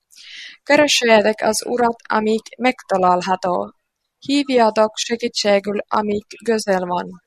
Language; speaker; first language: Hungarian; non-native, learner; Finnish